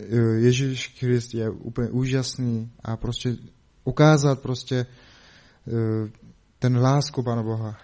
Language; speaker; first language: Czech; non-native, learner; Mongolian